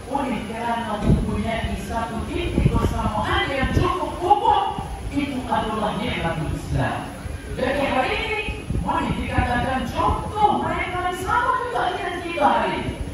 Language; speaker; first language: Malay; non-native, fluent; Arabic